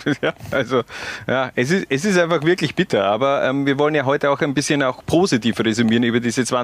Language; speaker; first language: German; native; German